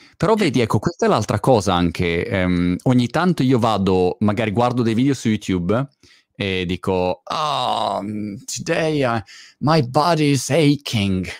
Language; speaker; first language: Italian; native; Italian